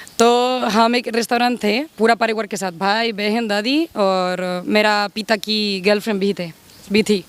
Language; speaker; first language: Hindi; non-native, learner; Spanish